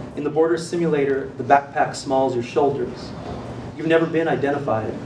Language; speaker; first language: English; native; English